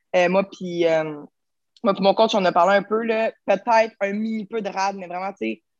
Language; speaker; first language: French; native; French